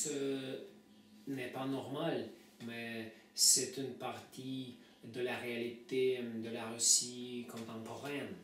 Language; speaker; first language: French; non-native, fluent; Russian